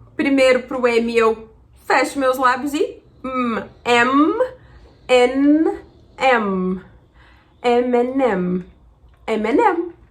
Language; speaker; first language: Portuguese; native; Portuguese